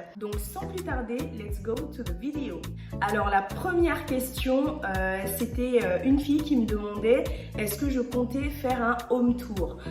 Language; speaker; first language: French; early bilingual, other home language; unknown